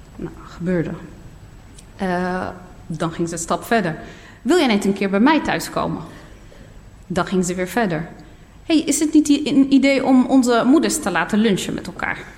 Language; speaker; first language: Dutch; early bilingual, other home language; Berber languages